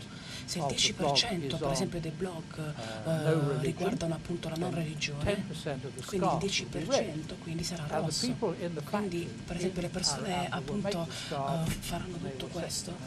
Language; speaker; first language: Italian; native; Italian